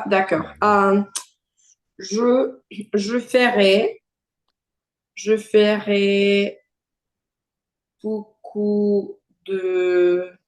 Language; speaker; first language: French; non-native, learner; Portuguese